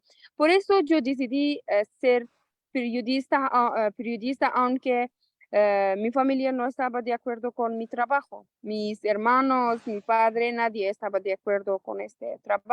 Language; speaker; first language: Spanish; non-native, local second language; Persian